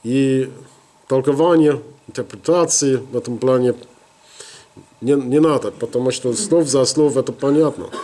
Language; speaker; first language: Russian; non-native, learner; English